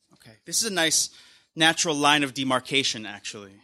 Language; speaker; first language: English; native; English